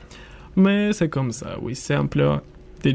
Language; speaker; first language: French; non-native, learner; Turkish